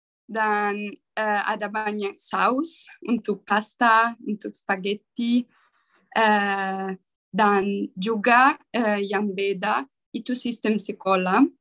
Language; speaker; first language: Indonesian; non-native, learner; Italian